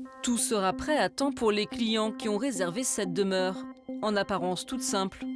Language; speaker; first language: French; native; French